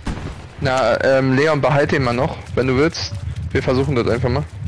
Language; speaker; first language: German; native; German